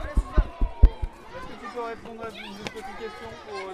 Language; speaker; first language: French; native; French